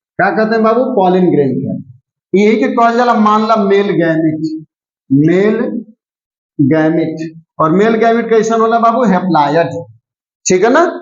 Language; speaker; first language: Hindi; native; Hindi